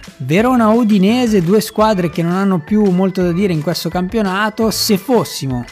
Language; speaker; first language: Italian; native; Italian